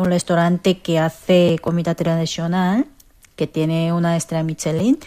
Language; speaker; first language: Spanish; non-native, learner; Korean